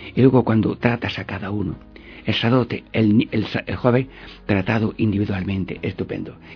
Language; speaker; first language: Spanish; native; Spanish